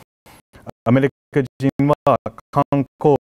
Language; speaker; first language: Japanese; non-native, fluent; English